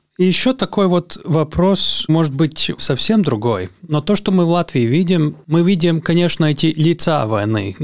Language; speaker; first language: Russian; non-native, local second language; Latvian